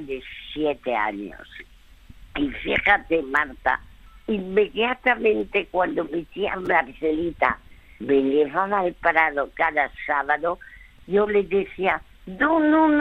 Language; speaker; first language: Spanish; early bilingual, other home language; French